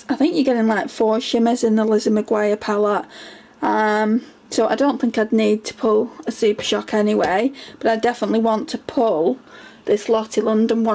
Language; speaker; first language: English; native; English